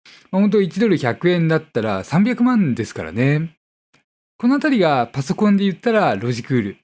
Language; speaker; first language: Japanese; native; Japanese